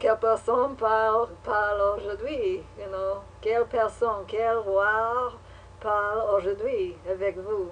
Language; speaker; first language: French; non-native, learner; English